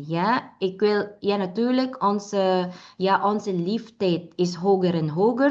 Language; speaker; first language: Dutch; non-native, learner; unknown